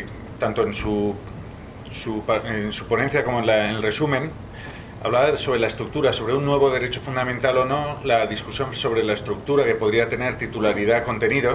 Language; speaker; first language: Spanish; native; Spanish